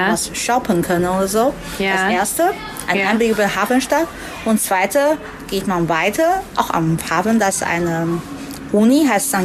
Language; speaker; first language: German; non-native, learner; Chinese